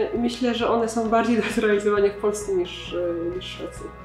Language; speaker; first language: Polish; native; Polish